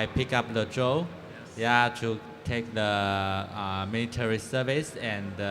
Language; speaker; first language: English; non-native, fluent; Chinese